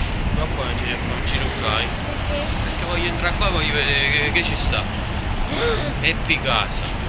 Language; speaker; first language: Italian; non-native, learner; Portuguese